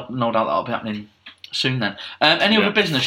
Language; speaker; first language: English; native; English